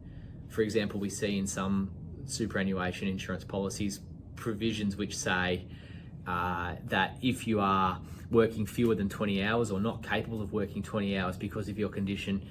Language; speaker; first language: English; native; English